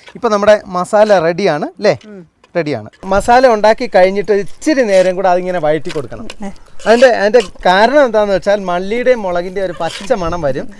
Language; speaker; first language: Malayalam; native; Malayalam